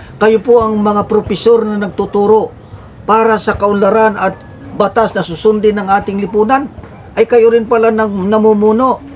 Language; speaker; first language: Filipino; non-native, local second language; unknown